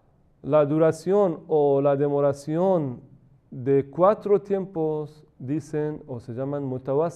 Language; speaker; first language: Spanish; non-native, fluent; Persian